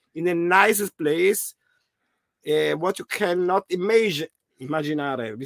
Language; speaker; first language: English; non-native, fluent; German